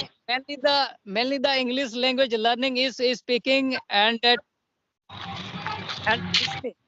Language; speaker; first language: English; non-native, learner; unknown